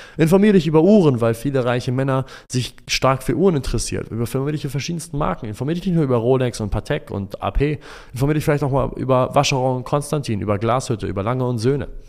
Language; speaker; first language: German; early bilingual, other home language; Arabic